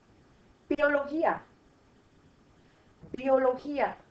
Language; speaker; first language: Spanish; non-native, fluent; English